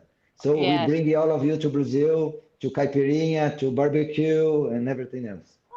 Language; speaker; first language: English; non-native, fluent; Portuguese